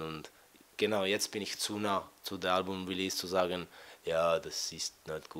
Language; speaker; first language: German; non-native, fluent; French